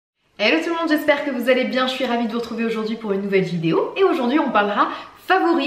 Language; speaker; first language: French; native; French